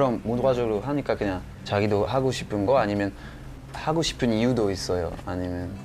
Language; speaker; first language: Korean; non-native, local second language; French